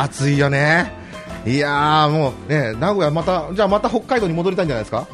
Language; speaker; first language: Japanese; native; Japanese